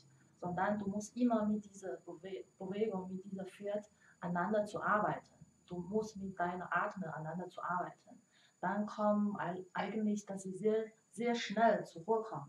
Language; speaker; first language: German; non-native, learner; Chinese